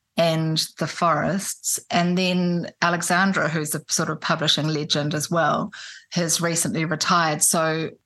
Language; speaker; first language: English; native; English